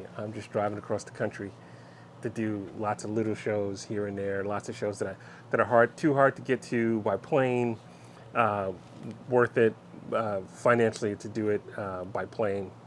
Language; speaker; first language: English; native; English